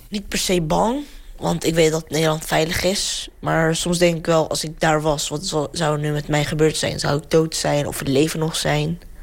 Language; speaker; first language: Dutch; early bilingual, other home language; Arabic